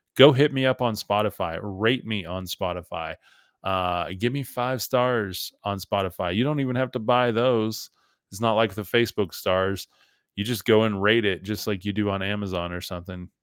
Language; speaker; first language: English; early bilingual, other home language; German